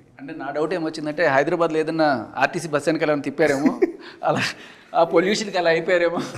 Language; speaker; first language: Telugu; native; Telugu